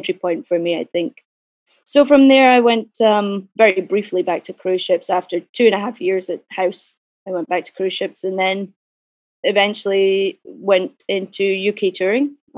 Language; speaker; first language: English; native; English